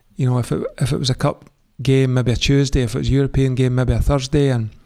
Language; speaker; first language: English; native; English